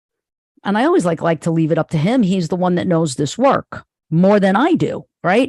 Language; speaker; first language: English; native; English